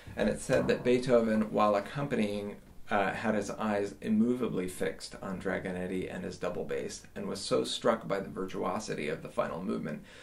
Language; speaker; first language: English; native; English